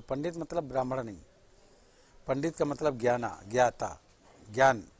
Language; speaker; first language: Hindi; native; Hindi